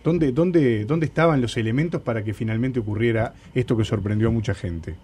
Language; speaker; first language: Spanish; native; Spanish